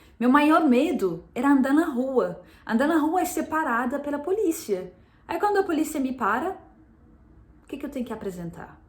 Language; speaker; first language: Portuguese; non-native, fluent; Arabic